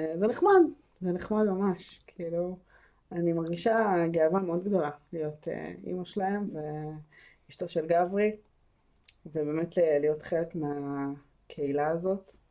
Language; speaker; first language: Hebrew; native; Hebrew